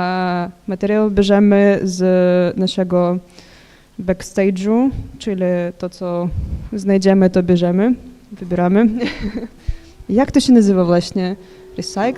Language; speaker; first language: Polish; non-native, fluent; Ukrainian